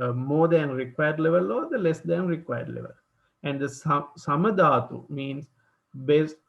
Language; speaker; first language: English; non-native, local second language; Sinhala